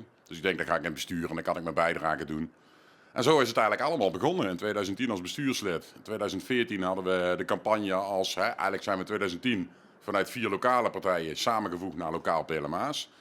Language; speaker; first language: Dutch; native; Dutch